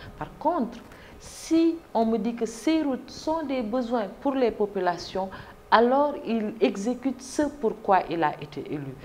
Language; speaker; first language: French; non-native, local second language; Wolof